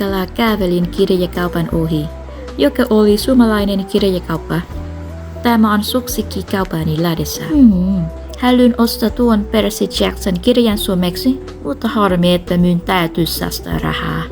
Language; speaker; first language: Finnish; non-native, learner; Vietnamese